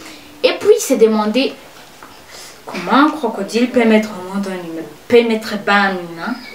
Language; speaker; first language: French; non-native, local second language; Kinyarwanda